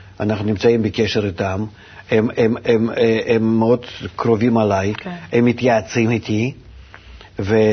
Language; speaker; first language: Hebrew; non-native, fluent; Russian